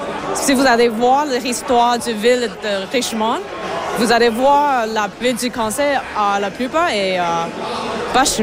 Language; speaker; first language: French; non-native, fluent; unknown